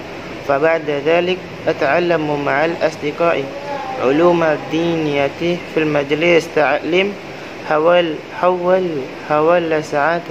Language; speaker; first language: Arabic; non-native, learner; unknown